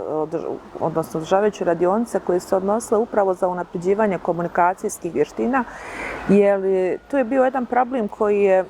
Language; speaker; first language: Bosnian; native; Bosnian